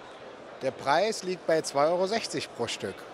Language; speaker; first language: German; native; German